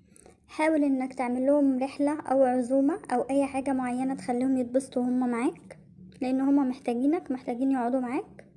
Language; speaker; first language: Arabic; native; Arabic